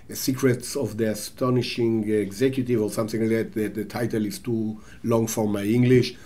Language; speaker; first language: English; non-native, fluent; Hebrew